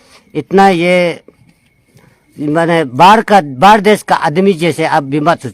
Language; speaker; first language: Hindi; non-native, local second language; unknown